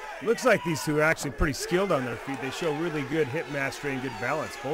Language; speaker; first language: English; native; English